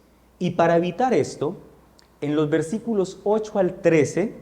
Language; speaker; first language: Spanish; native; Spanish